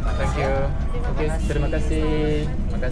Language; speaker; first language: Indonesian; non-native, learner; French